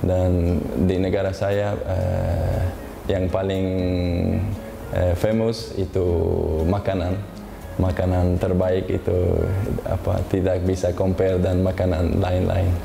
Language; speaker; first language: Indonesian; non-native, learner; Uzbek